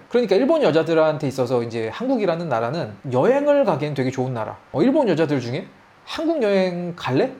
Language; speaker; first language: Korean; native; Korean